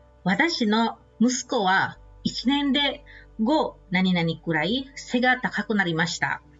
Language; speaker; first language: Japanese; non-native, fluent; Indonesian